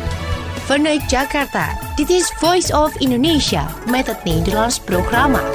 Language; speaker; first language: Dutch; non-native, fluent; Indonesian